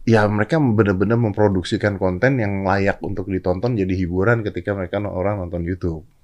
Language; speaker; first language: Indonesian; native; Indonesian